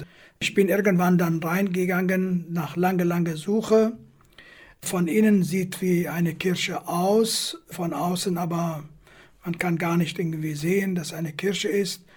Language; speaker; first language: German; non-native, fluent; Kurdish